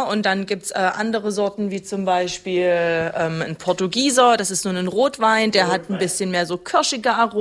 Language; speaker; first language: German; native; German